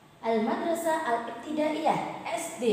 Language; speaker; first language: Arabic; non-native, fluent; Indonesian